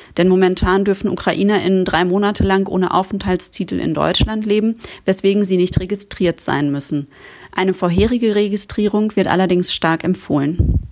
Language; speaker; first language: German; native; German